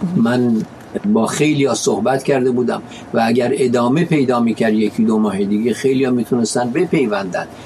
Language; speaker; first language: Persian; non-native, local second language; Kurdish